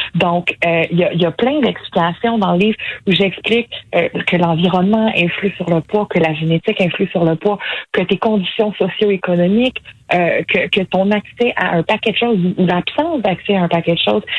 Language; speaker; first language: French; native; French